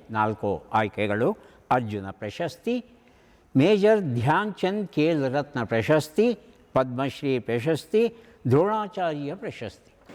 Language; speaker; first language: Kannada; native; Kannada